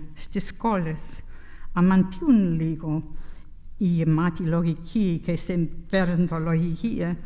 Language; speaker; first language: Greek; non-native, fluent; English